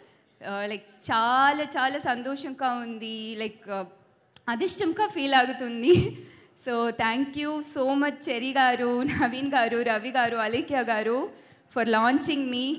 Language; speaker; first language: Telugu; non-native, learner; Tamil